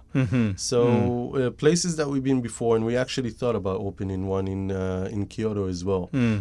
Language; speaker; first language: English; non-native, fluent; Hebrew